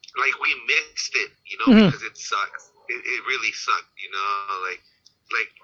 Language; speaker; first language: English; early bilingual, other home language; Spanish